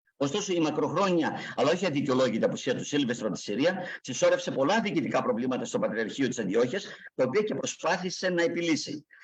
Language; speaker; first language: Greek; native; Greek